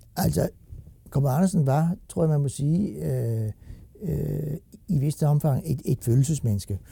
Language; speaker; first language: Danish; native; Danish